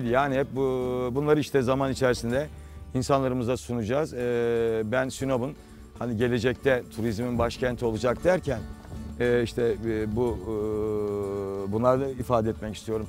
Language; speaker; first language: Turkish; native; Turkish